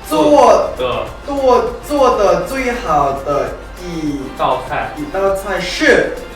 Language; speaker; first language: Chinese; non-native, fluent; Thai